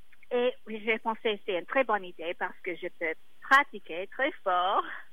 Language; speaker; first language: French; non-native, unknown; English